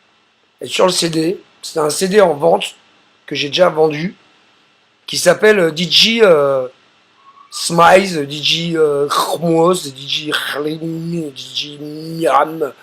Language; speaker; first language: French; native; French